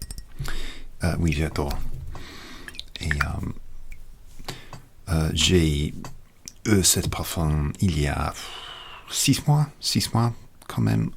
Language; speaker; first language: French; non-native, learner; English